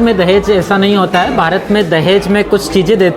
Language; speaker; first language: Hindi; native; Hindi